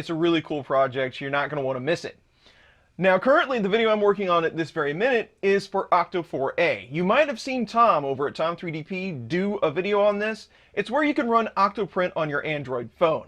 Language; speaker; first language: English; native; English